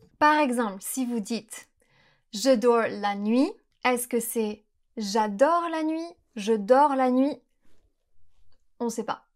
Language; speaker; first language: French; native; French